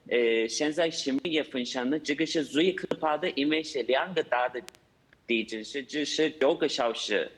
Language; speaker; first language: Chinese; non-native, fluent; Turkish